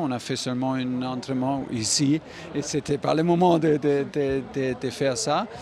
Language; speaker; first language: French; non-native, fluent; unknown